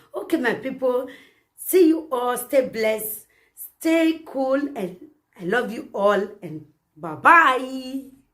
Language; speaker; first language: Nigerian Pidgin; native; Nigerian Pidgin